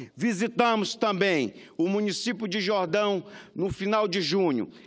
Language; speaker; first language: Portuguese; native; Portuguese